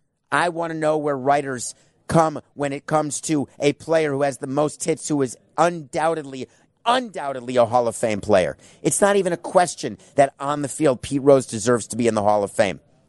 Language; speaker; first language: English; native; English